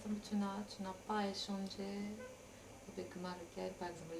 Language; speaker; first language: French; non-native, fluent; Japanese